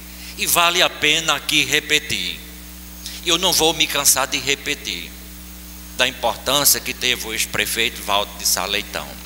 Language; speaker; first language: Portuguese; native; Portuguese